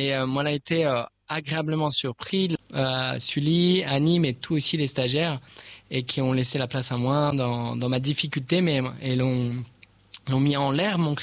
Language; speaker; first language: French; native; French